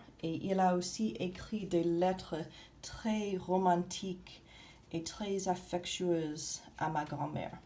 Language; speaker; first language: French; non-native, fluent; English